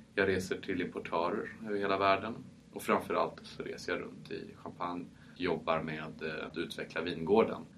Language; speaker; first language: Swedish; early bilingual, heritage; Swedish